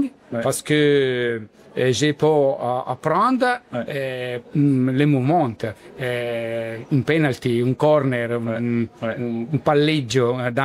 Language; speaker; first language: French; non-native, learner; Italian